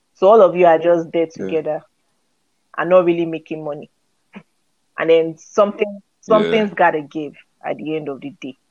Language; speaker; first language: English; non-native, local second language; Yoruba